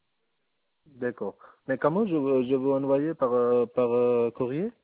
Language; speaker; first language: French; non-native, learner; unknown